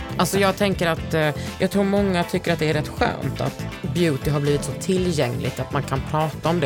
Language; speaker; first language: Swedish; native; Swedish